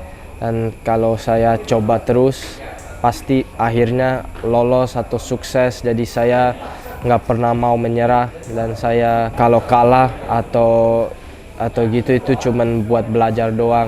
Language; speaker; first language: Indonesian; early bilingual, heritage; English